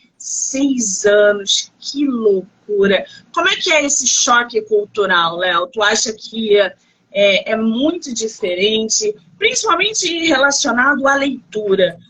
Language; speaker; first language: Portuguese; native; Portuguese